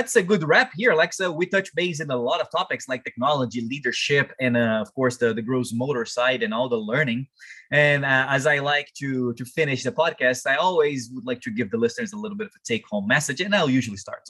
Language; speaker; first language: English; non-native, fluent; Portuguese